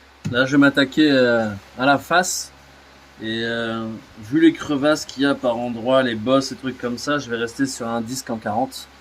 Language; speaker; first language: French; native; French